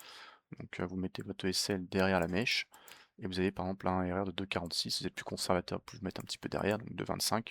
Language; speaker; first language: French; native; French